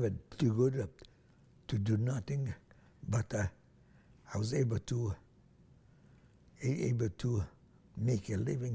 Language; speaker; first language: English; non-native, fluent; Romanian